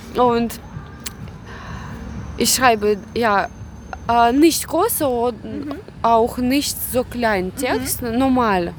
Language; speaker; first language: German; non-native, learner; Russian